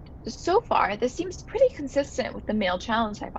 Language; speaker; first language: English; native; English